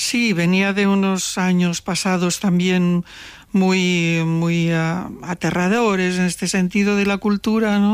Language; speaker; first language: Spanish; non-native, local second language; Catalan